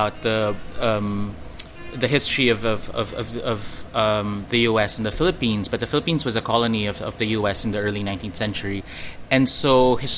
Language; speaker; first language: English; non-native, local second language; Filipino